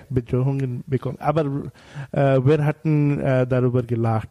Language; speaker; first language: German; non-native, learner; Bangla